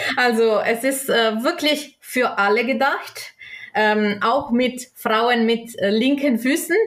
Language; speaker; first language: German; non-native, local second language; Italian